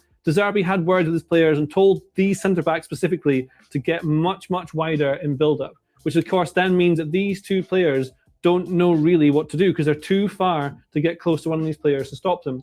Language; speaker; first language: English; native; English